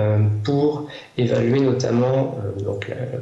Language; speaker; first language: French; native; French